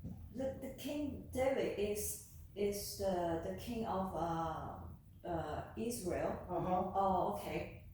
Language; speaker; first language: English; non-native, learner; Chinese